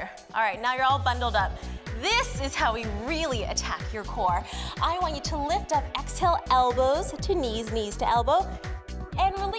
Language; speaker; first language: English; native; English